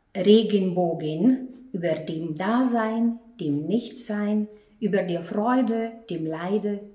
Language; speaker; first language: German; non-native, fluent; Lithuanian